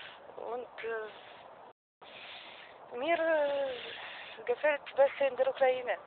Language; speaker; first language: German; non-native, learner; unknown